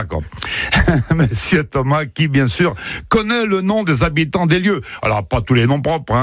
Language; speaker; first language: French; native; French